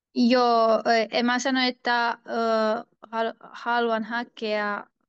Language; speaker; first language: Finnish; non-native, learner; Turkish